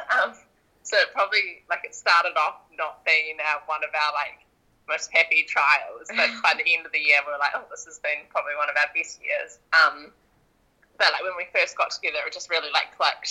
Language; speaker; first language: English; native; English